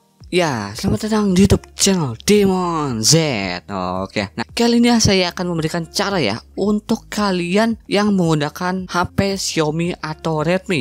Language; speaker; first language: Indonesian; native; Indonesian